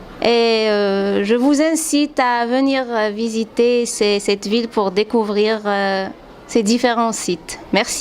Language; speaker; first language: French; non-native, local second language; Kabyle